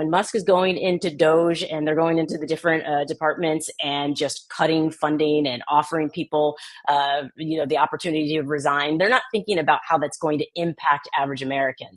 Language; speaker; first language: English; native; English